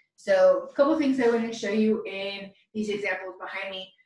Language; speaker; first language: English; native; English